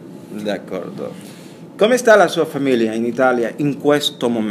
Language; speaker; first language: Italian; non-native, learner; Spanish